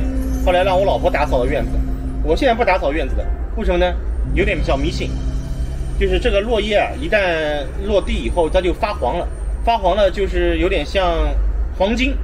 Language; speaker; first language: Chinese; native; Chinese